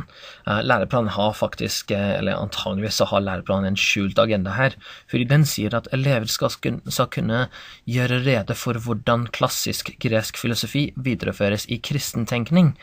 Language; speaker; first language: Norwegian; non-native, fluent; English